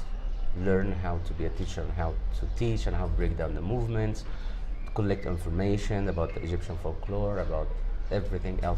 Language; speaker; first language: English; non-native, fluent; Arabic